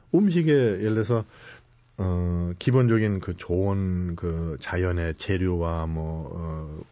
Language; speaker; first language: Korean; non-native, fluent; German